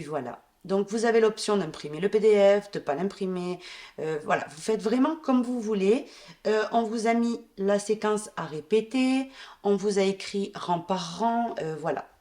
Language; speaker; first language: French; native; French